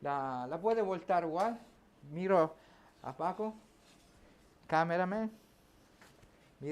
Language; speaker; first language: Spanish; non-native, learner; Italian